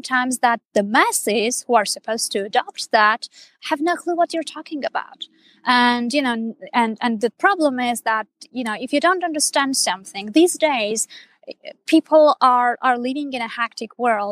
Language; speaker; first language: English; non-native, fluent; Armenian